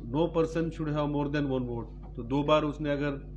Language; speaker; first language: Hindi; non-native, local second language; Bangla